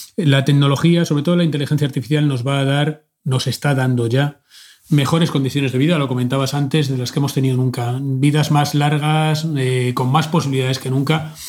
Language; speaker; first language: Spanish; native; Spanish